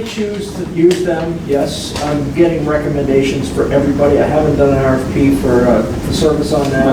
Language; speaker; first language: English; native; English